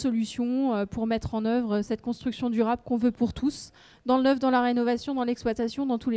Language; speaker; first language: French; native; French